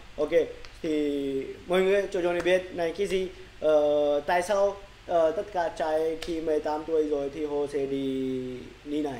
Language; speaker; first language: Vietnamese; non-native, learner; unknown